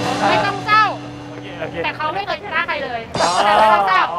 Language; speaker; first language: Thai; native; Thai